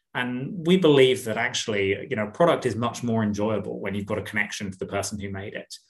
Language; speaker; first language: English; native; English